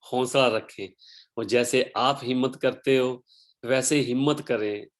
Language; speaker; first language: Hindi; non-native, local second language; Punjabi